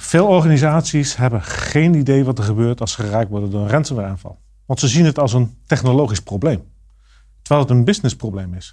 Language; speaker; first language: Dutch; native; Dutch